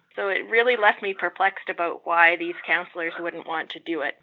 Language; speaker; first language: English; native; English